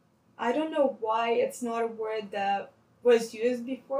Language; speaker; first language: English; non-native, fluent; Arabic